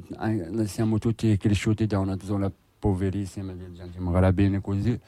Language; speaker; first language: Italian; non-native, learner; Arabic